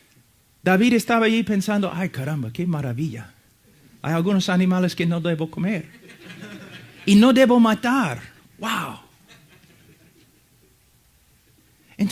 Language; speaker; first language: Spanish; non-native, fluent; English